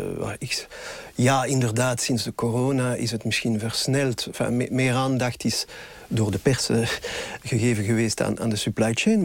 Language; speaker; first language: Dutch; non-native, local second language; French